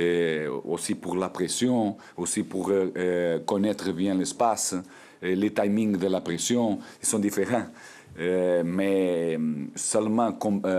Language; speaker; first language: French; non-native, learner; Portuguese